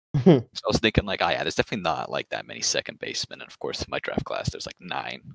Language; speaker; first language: English; native; English